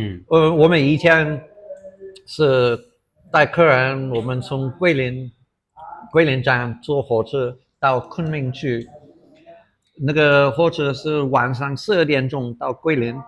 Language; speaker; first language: Chinese; non-native, fluent; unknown